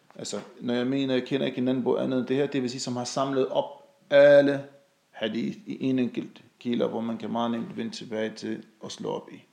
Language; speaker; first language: Danish; non-native, fluent; Arabic